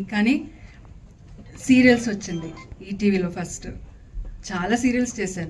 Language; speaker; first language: Telugu; non-native, learner; Kannada